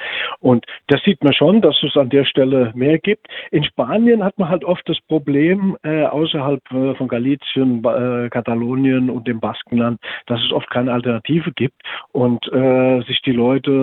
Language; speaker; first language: German; native; German